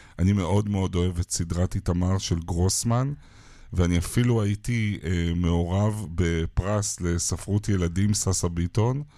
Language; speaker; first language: Hebrew; native; Hebrew